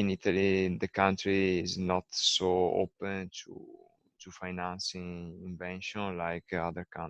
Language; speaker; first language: English; non-native, learner; Italian